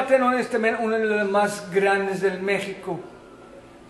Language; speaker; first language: Spanish; non-native, fluent; Dutch